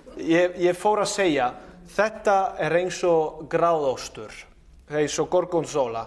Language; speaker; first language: Icelandic; non-native, fluent; Italian